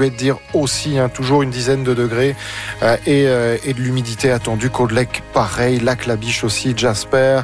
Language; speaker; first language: French; native; French